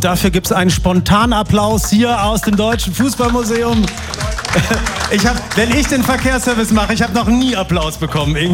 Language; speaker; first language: German; native; German